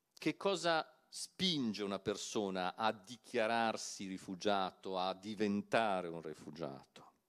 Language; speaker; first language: Italian; native; Italian